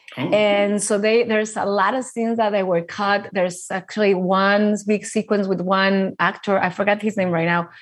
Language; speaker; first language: English; non-native, fluent; Spanish